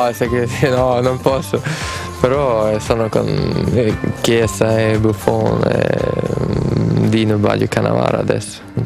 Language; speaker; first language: Italian; non-native, fluent; Swedish